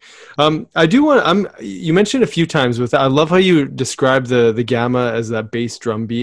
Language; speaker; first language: English; native; English